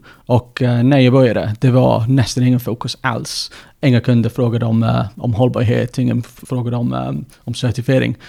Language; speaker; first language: Swedish; non-native, fluent; English